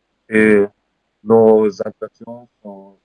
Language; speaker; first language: French; non-native, learner; Finnish